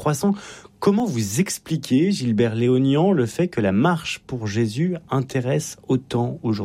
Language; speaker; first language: French; native; French